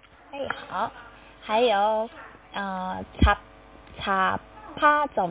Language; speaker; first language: Chinese; native; Chinese